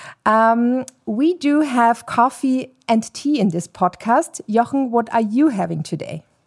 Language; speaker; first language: English; non-native, fluent; German